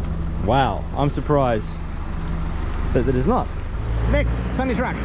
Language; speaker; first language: English; native; English